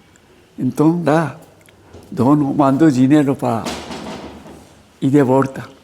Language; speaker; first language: Portuguese; non-native, learner; Japanese